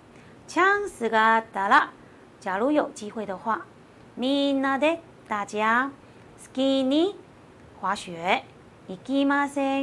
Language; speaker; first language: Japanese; non-native, fluent; Chinese